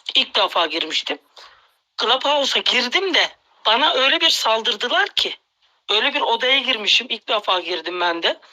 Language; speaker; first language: Turkish; native; Turkish